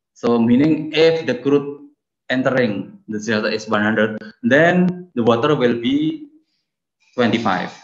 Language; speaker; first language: English; non-native, fluent; Indonesian